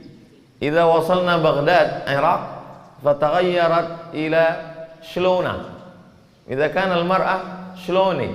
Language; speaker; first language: Arabic; non-native, fluent; Indonesian